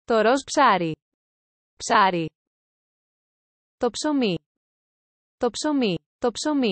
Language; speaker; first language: Greek; non-native, learner; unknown